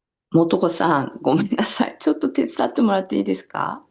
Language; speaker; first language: Japanese; native; Japanese